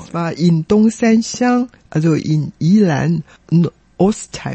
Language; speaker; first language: German; non-native, fluent; Chinese